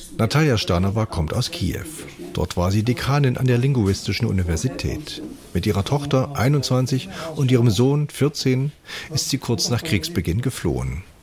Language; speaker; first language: German; native; German